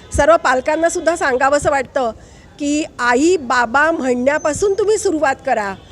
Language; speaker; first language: Marathi; native; Marathi